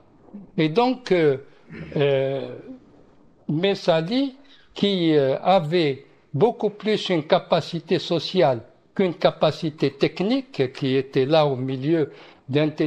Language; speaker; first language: French; non-native, local second language; Arabic